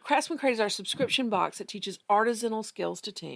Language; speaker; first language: English; native; English